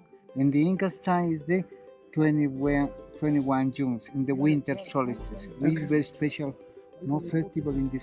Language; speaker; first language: English; non-native, learner; Spanish